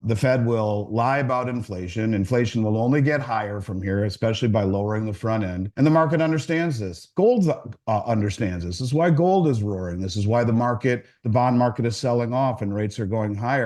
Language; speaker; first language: English; native; English